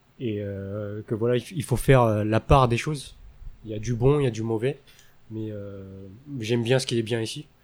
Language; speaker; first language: French; early bilingual, other home language; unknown